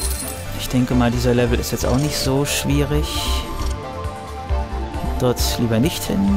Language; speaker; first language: German; native; German